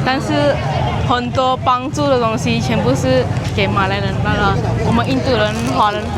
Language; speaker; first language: Chinese; non-native, local second language; Malay